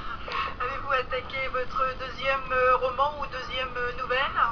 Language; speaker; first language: French; native; French